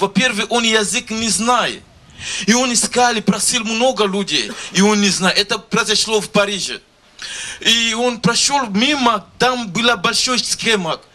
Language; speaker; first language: Russian; non-native, learner; Lingala